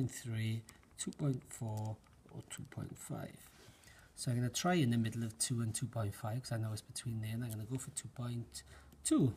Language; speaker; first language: English; native; English